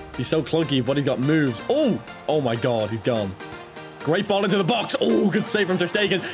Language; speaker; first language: English; native; English